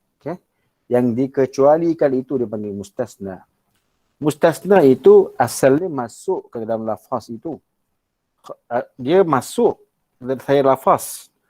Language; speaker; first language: Malay; native; Malay